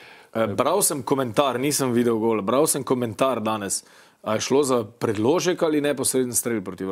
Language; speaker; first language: Slovenian; native; Slovenian